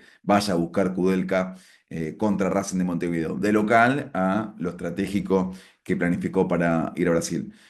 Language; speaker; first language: Spanish; native; Spanish